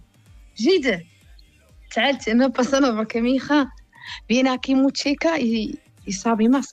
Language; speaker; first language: Spanish; non-native, learner; Arabic